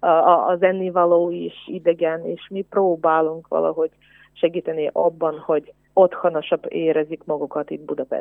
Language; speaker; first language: Hungarian; non-native, fluent; Ukrainian